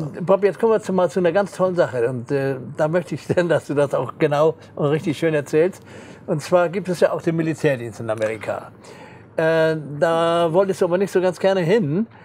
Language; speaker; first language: German; native; German